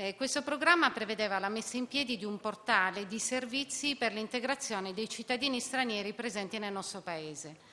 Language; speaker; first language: Italian; native; Italian